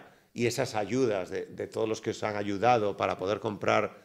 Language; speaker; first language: Spanish; native; Spanish